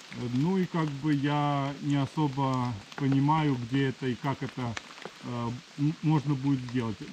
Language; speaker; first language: Russian; non-native, local second language; Ukrainian